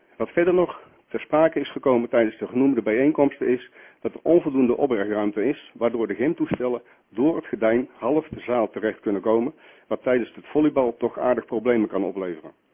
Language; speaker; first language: Dutch; native; Dutch